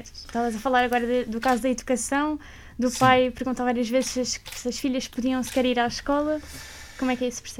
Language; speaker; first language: Portuguese; native; Portuguese